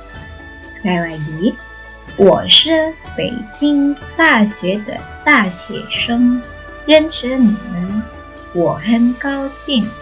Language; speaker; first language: Chinese; non-native, fluent; Indonesian